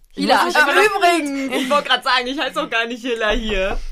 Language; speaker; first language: German; early bilingual, other home language; Pashto